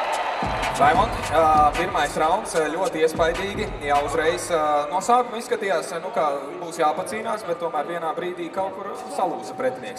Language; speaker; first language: Latvian; native; Latvian